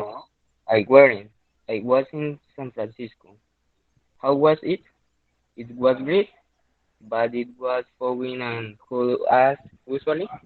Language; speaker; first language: English; non-native, learner; Spanish